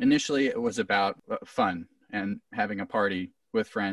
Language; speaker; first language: English; native; English